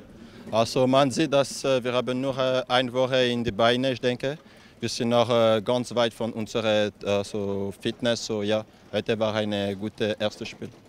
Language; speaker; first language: German; non-native, local second language; French